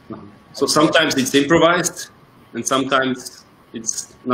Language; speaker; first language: English; non-native, fluent; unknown